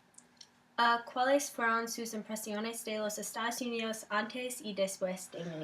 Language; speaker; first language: Spanish; non-native, learner; English